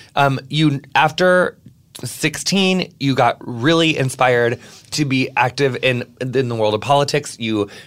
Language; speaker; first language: English; native; English